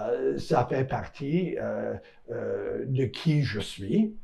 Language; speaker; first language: French; non-native, local second language; English